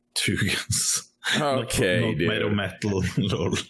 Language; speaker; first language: English; non-native, fluent; Norwegian